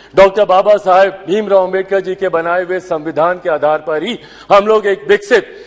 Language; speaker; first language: Hindi; native; Hindi